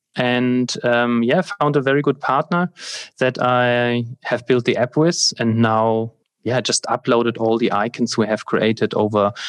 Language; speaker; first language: English; non-native, fluent; German